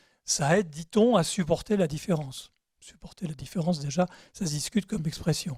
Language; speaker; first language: French; native; French